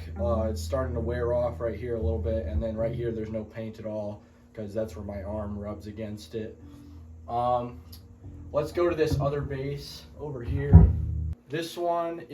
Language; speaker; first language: English; native; English